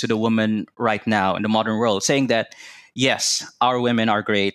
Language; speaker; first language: English; non-native, local second language; Cebuano